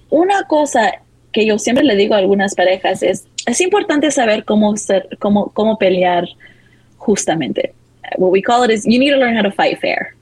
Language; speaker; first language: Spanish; early bilingual, heritage; Spanish